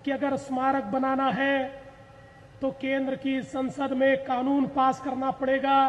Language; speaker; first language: Hindi; non-native, local second language; Marathi